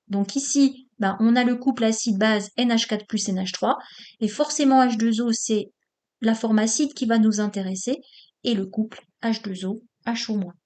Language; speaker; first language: French; native; French